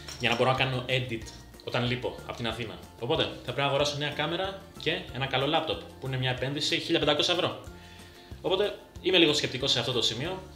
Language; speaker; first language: Greek; early bilingual, other home language; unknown